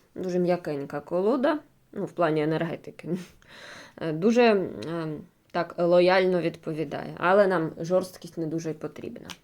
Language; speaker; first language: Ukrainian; non-native, local second language; Russian